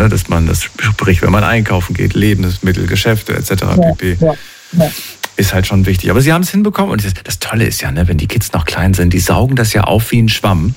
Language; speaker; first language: German; native; German